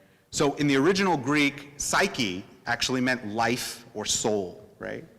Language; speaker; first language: English; native; English